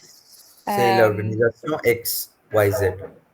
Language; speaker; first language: French; non-native, fluent; Hindi